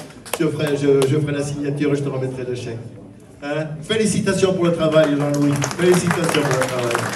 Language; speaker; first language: French; native; French